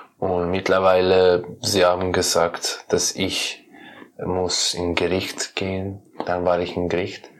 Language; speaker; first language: German; non-native, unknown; Persian